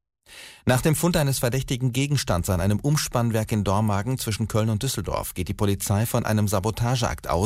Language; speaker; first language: German; native; German